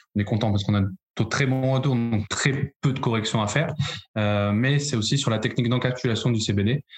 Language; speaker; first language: French; native; French